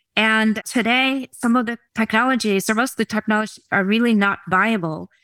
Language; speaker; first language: English; non-native, fluent; Norwegian